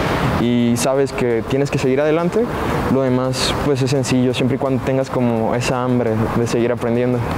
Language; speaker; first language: Spanish; native; Spanish